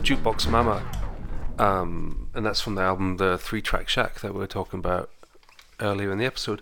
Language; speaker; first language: English; native; English